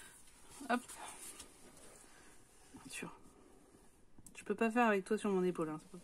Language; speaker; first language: French; native; French